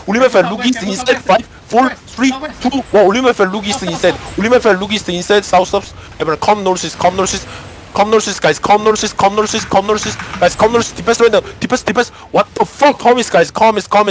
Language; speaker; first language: English; non-native, learner; Korean